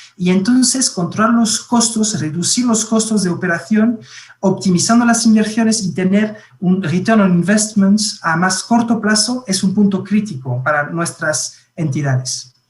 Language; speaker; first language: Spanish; non-native, fluent; French